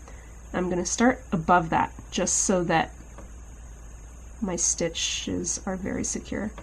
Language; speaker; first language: English; native; English